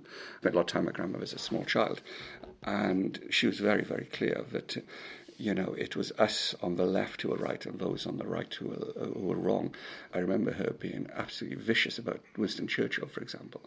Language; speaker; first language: English; native; English